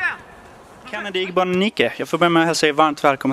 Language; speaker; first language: Swedish; native; Swedish